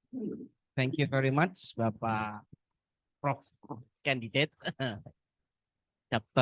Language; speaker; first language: English; non-native, learner; Indonesian